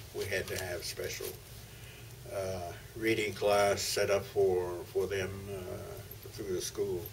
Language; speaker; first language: English; early bilingual, other home language; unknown